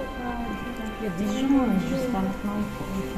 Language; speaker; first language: French; non-native, learner; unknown